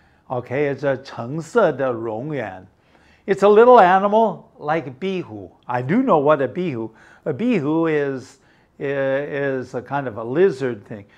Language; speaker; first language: English; native; English